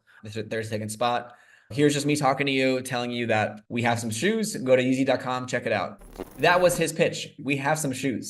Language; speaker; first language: English; native; English